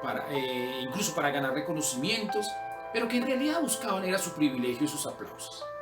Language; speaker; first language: Spanish; native; Spanish